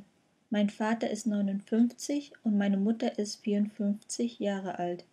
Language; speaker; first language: German; non-native, fluent; Vietnamese